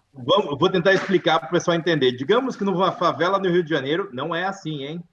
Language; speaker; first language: Portuguese; native; Portuguese